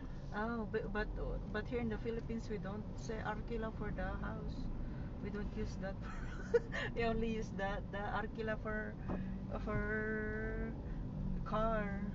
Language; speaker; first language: English; non-native, local second language; Iloko